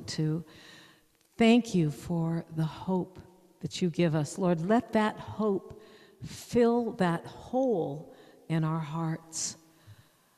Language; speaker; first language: English; native; English